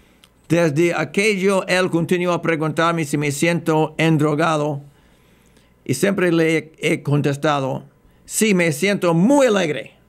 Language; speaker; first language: Spanish; non-native, fluent; English